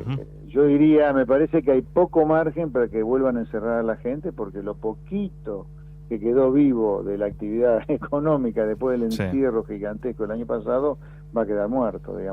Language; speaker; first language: Spanish; native; Spanish